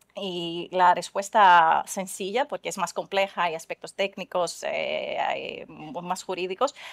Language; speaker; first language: Spanish; non-native, fluent; Greek